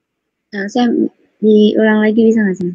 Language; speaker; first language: Korean; non-native, learner; Indonesian